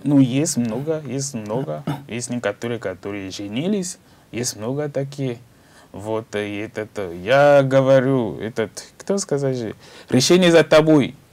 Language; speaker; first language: Russian; non-native, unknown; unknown